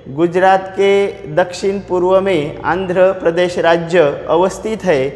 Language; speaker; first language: Hindi; non-native, local second language; Marathi